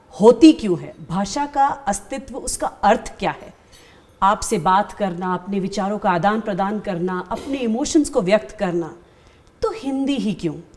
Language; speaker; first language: Hindi; native; Hindi